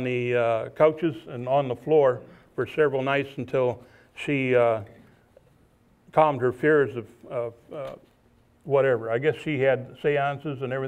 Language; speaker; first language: English; native; English